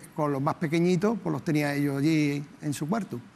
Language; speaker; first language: Spanish; native; Spanish